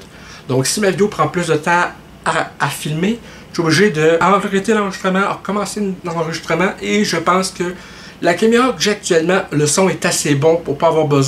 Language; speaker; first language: French; native; French